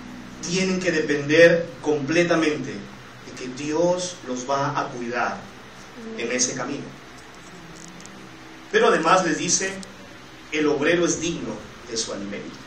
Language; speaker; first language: Spanish; native; Spanish